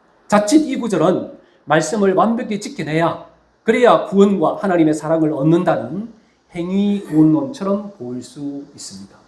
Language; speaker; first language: Korean; native; Korean